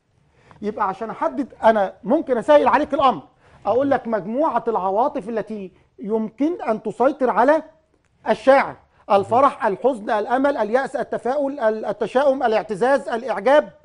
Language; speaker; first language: Arabic; native; Arabic